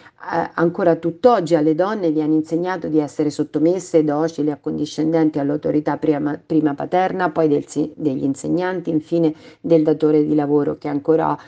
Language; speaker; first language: Italian; native; Italian